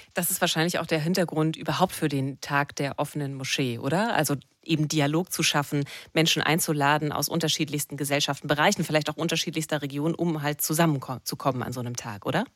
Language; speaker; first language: German; native; German